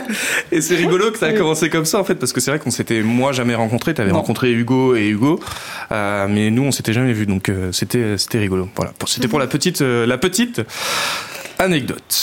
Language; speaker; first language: French; native; French